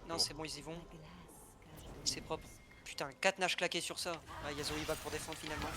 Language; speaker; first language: French; native; French